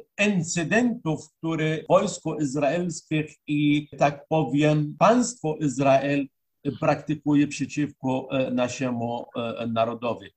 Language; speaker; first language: Polish; non-native, fluent; Arabic